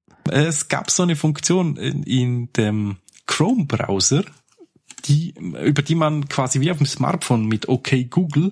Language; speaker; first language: German; native; German